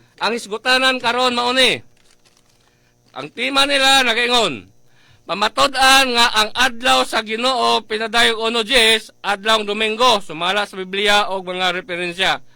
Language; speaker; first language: Cebuano; native; Cebuano